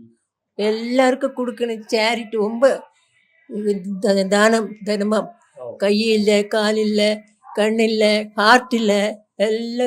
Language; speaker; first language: Tamil; non-native, learner; Malayalam